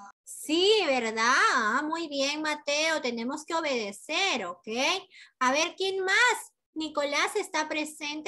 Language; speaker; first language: Spanish; native; Spanish